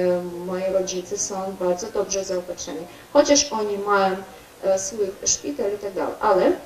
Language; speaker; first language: Polish; non-native, learner; Ukrainian